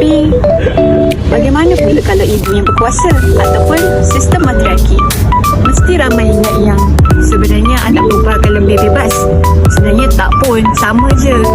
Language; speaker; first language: Malay; native; Malay